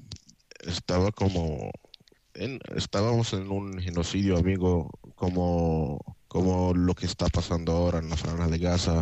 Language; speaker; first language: Spanish; non-native, fluent; Arabic